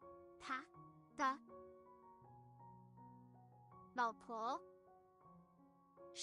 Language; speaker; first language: Chinese; non-native, learner; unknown